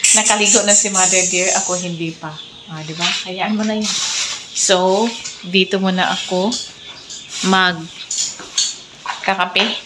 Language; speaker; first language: Filipino; non-native, local second language; Cebuano